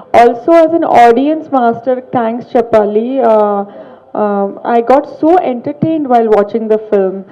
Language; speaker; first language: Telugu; non-native, learner; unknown